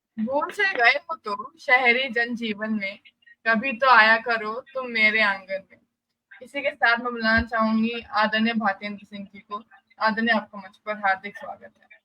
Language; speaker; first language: Hindi; native; Hindi